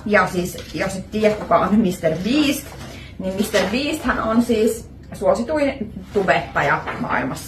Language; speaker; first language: Finnish; native; Finnish